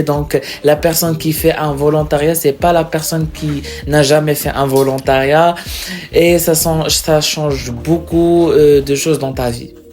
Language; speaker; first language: French; non-native, local second language; Arabic